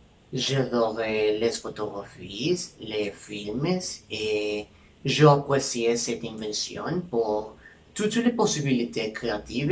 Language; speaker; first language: French; non-native, learner; Spanish